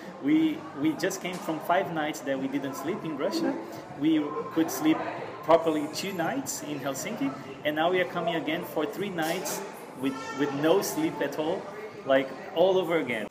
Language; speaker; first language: English; non-native, fluent; Portuguese